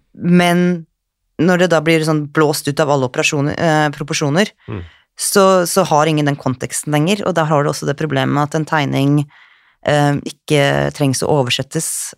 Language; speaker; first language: Norwegian; native; Norwegian